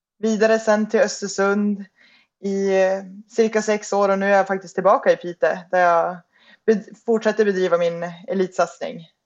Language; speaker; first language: Swedish; native; Swedish